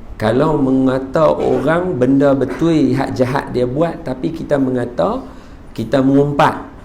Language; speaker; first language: Malay; native; Malay